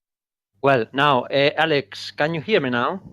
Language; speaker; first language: English; non-native, fluent; Spanish